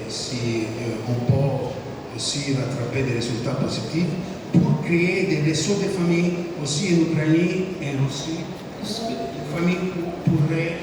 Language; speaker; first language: French; non-native, fluent; Italian